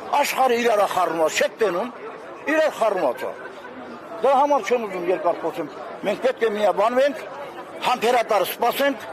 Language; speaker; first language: Armenian; native; Armenian